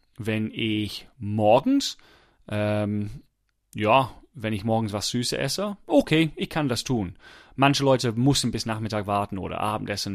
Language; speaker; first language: German; non-native, fluent; English